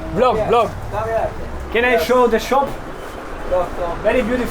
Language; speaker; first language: English; non-native, learner; Italian